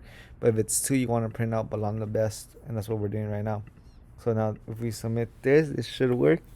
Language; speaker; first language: English; native; English